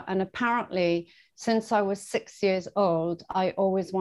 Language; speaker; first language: English; native; English